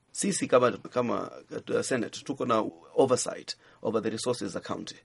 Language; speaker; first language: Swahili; native; Swahili